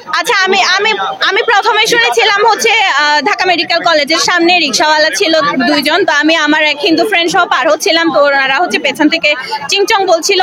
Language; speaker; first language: Bangla; non-native, local second language; Chakma